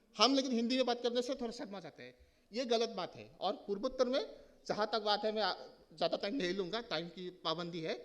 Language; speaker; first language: Hindi; non-native, local second language; Assamese